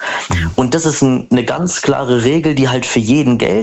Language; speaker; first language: German; native; German